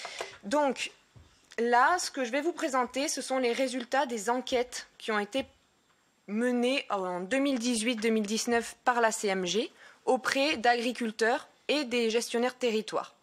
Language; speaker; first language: French; native; French